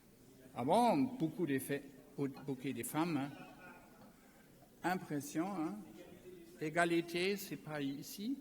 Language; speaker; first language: French; non-native, learner; German